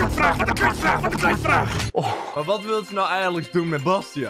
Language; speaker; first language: Dutch; native; Dutch